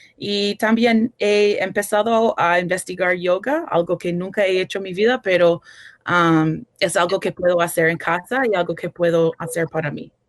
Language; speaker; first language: Spanish; non-native, fluent; English